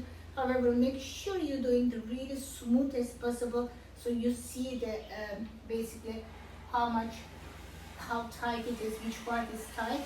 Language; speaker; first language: English; non-native, fluent; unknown